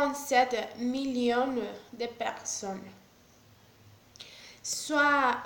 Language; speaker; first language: French; non-native, learner; Spanish